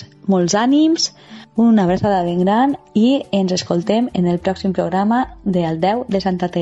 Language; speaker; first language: Catalan; native; Catalan